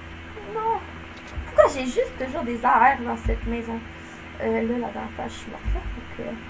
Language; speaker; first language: French; native; French